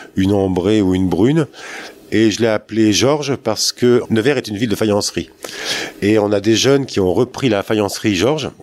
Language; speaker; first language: French; native; French